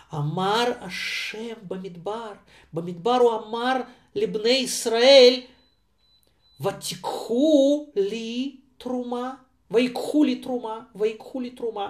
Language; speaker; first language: Hebrew; non-native, fluent; Russian